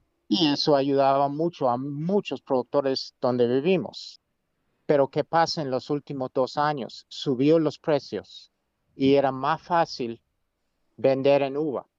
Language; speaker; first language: Spanish; non-native, fluent; English